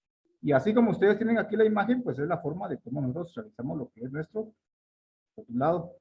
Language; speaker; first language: Spanish; native; Spanish